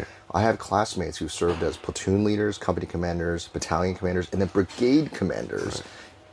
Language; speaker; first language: English; native; English